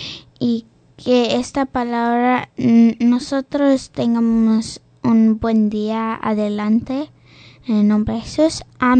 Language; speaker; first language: Spanish; early bilingual, heritage; English